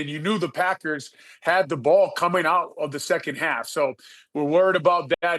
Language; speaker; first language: English; native; English